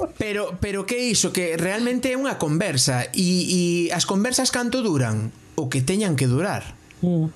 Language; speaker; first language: Galician; non-native, local second language; Spanish